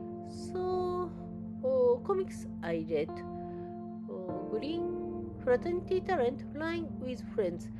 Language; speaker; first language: English; non-native, learner; Japanese